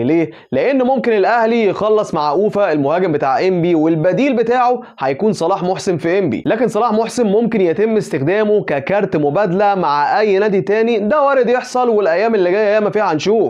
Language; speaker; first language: Arabic; native; Arabic